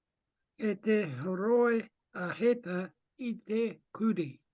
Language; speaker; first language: Māori; non-native, learner; English